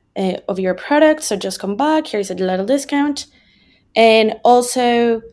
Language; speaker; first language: English; non-native, fluent; Spanish